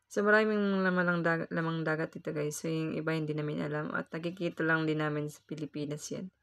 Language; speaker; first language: Filipino; non-native, local second language; Cebuano